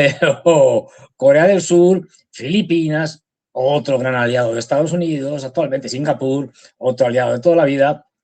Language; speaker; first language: Spanish; native; Spanish